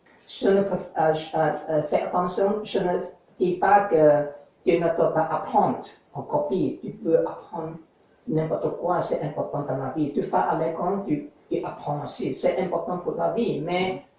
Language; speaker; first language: French; non-native, learner; English